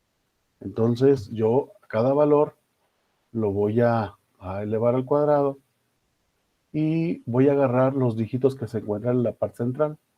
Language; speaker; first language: Spanish; native; Spanish